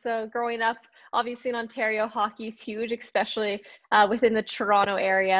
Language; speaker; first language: English; native; English